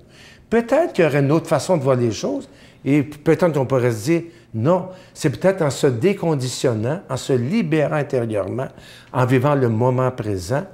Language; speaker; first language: French; native; French